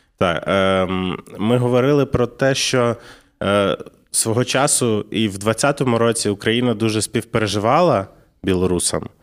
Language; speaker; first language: Ukrainian; native; Ukrainian